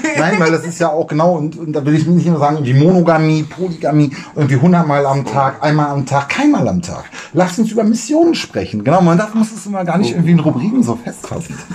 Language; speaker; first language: German; native; German